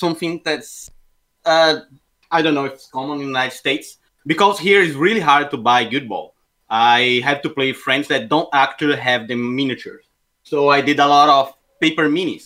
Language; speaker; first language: English; non-native, fluent; Portuguese